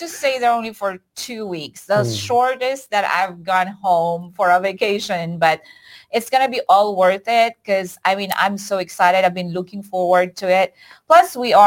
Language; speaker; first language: English; non-native, local second language; Iloko